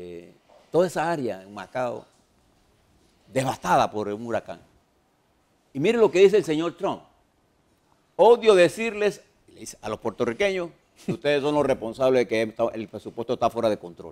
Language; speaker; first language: Spanish; native; Spanish